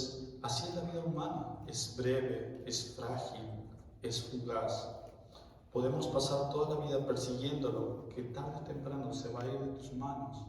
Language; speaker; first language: Spanish; native; Spanish